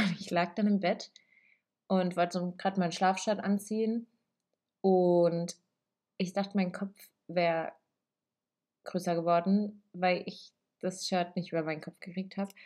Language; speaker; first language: German; early bilingual, other home language; Italian